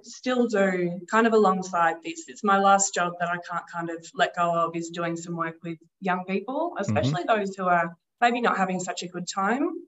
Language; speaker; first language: English; native; English